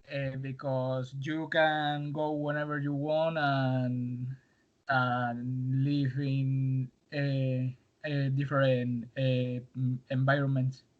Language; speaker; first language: English; non-native, learner; Spanish